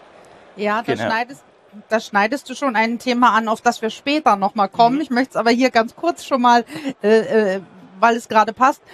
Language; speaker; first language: German; native; German